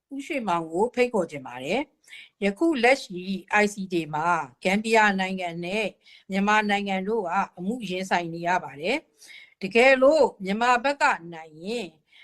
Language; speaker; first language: Burmese; non-native, local second language; Rohingya